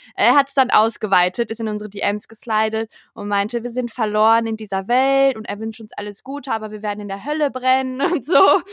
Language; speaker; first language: German; native; German